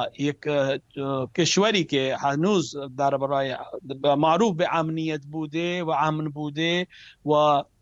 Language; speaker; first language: Persian; non-native, fluent; Urdu